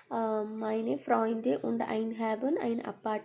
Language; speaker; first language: German; non-native, learner; Malayalam